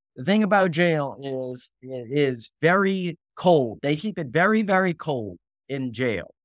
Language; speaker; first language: English; native; English